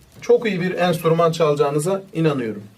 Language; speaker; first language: Turkish; native; Turkish